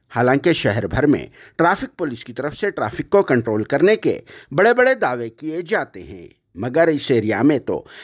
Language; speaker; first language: Hindi; non-native, local second language; Urdu